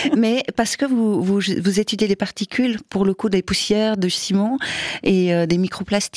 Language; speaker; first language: French; native; French